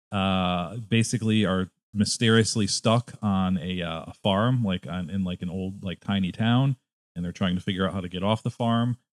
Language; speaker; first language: English; native; English